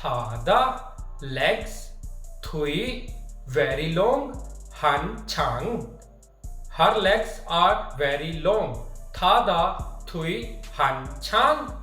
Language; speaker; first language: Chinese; non-native, fluent; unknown